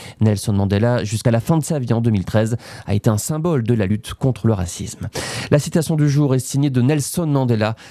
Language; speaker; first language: French; native; French